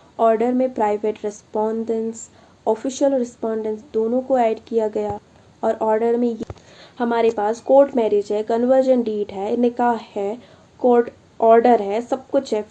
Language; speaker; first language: Hindi; non-native, local second language; Assamese